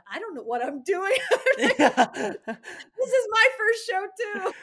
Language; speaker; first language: English; native; English